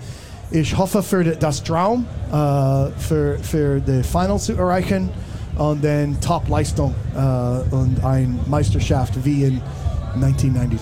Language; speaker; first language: German; non-native, learner; English